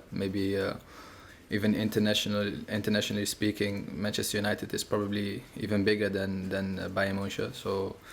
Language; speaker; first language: English; non-native, fluent; Dutch